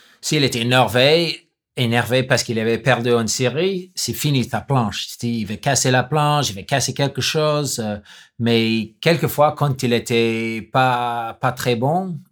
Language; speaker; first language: French; non-native, learner; English